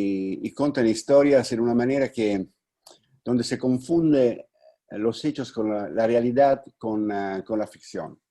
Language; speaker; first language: Spanish; non-native, fluent; Italian